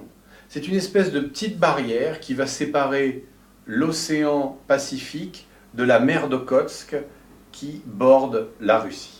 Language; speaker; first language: French; native; French